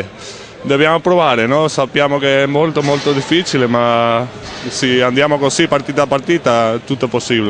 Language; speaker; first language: Italian; non-native, learner; Spanish